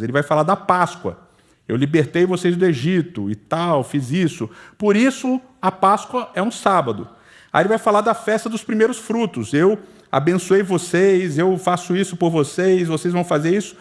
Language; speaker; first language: Portuguese; native; Portuguese